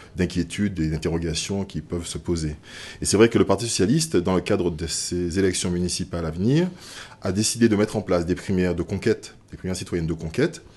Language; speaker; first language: French; native; French